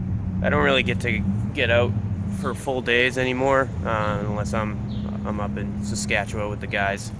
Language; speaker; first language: English; native; English